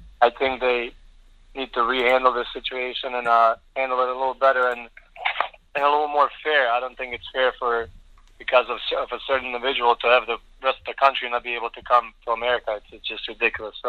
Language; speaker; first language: English; early bilingual, other home language; Bosnian